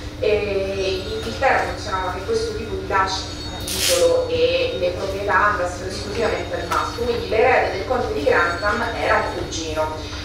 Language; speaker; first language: Italian; native; Italian